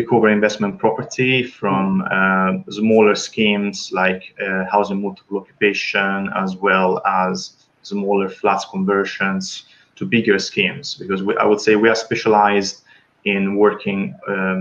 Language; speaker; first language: English; non-native, fluent; Italian